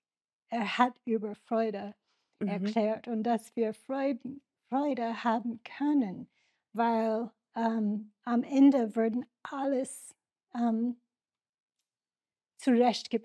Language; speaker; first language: German; non-native, learner; English